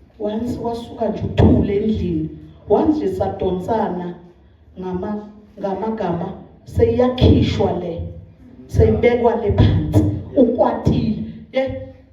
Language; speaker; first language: Zulu; non-native, local second language; Swati